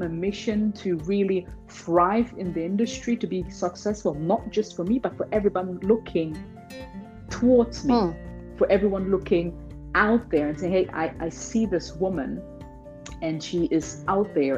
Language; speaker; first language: English; non-native, fluent; German